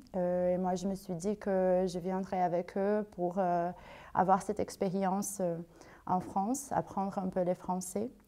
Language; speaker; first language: French; non-native, fluent; Portuguese